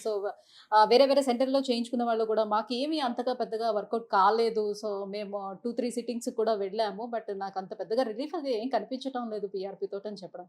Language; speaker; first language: Telugu; native; Telugu